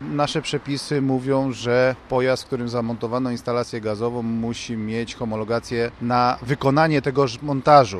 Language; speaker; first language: Polish; native; Polish